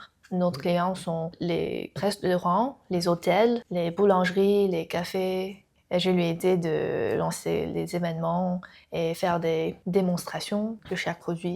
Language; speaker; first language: French; non-native, learner; Chinese